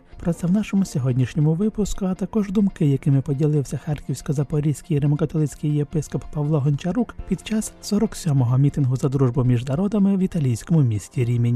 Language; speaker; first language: Ukrainian; native; Ukrainian